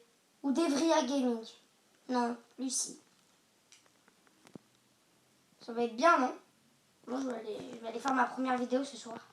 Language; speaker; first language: French; native; French